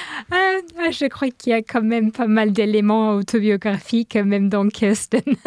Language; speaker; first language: French; non-native, fluent; English